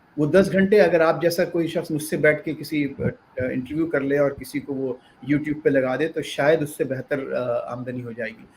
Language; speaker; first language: Urdu; native; Urdu